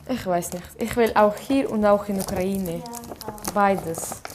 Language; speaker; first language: German; non-native, learner; Ukrainian